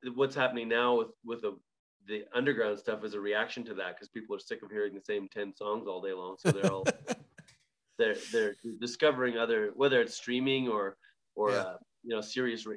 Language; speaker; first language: English; native; English